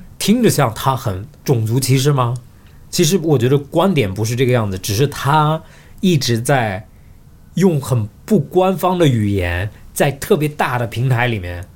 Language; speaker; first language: Chinese; early bilingual, heritage; Chinese